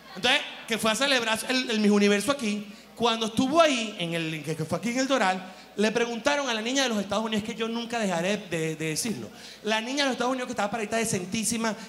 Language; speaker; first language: Spanish; native; Spanish